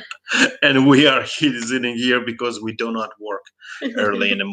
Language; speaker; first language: English; non-native, fluent; Russian